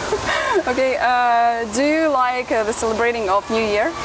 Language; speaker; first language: English; non-native, fluent; Russian